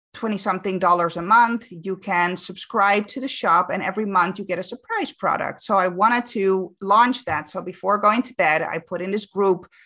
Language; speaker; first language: English; non-native, fluent; Dutch